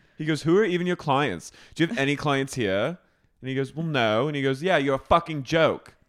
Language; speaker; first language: English; native; English